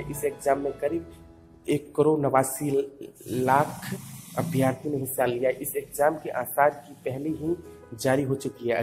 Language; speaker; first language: Hindi; native; Hindi